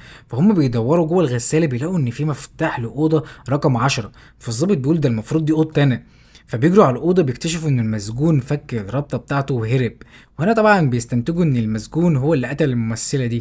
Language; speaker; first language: Arabic; native; Arabic